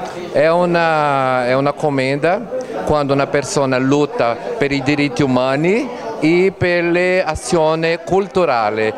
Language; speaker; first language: Italian; non-native, fluent; Portuguese